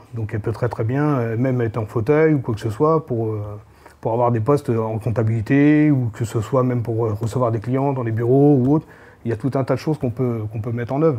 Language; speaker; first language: French; native; French